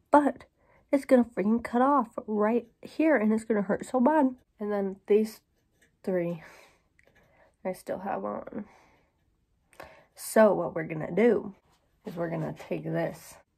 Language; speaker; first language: English; native; English